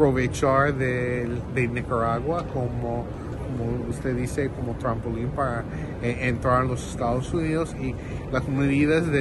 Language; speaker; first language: Spanish; non-native, fluent; English